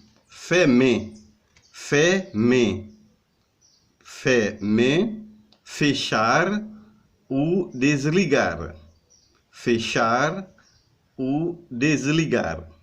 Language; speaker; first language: Portuguese; non-native, learner; Haitian Creole